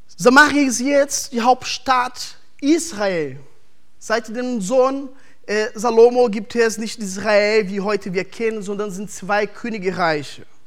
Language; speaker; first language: German; non-native, fluent; Portuguese